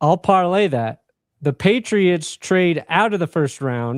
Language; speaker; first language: English; native; English